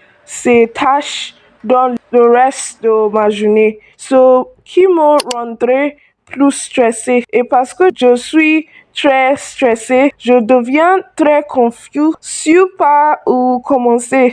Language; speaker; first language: French; non-native, learner; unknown